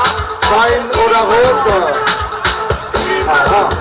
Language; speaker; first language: German; non-native, learner; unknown